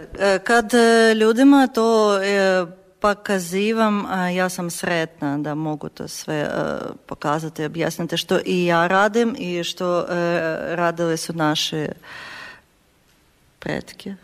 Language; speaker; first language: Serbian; non-native, fluent; Ukrainian